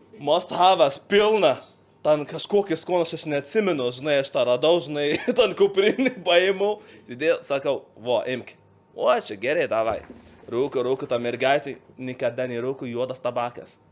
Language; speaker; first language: Lithuanian; non-native, learner; Arabic